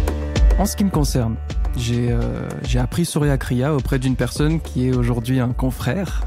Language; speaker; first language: French; native; French